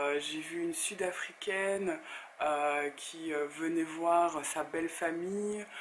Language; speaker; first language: French; native; French